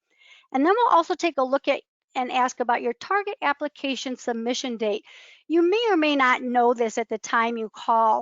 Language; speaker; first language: English; native; English